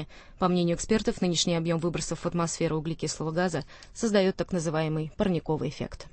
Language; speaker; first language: Russian; native; Russian